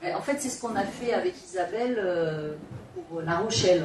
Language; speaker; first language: French; native; French